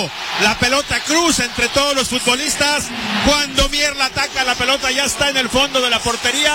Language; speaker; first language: Spanish; native; Spanish